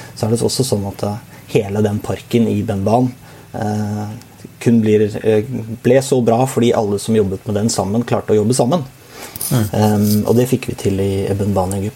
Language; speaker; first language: Norwegian; native; Norwegian